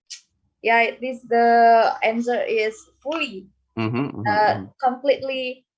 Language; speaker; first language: English; non-native, learner; Indonesian